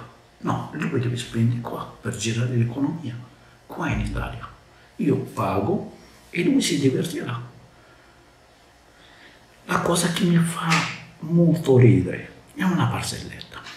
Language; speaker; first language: Italian; non-native, learner; Arabic